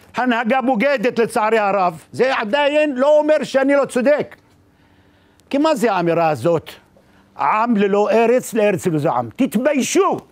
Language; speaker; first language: Hebrew; non-native, local second language; Arabic